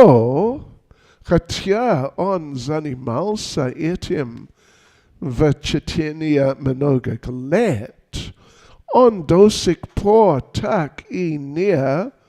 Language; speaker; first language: Russian; non-native, learner; English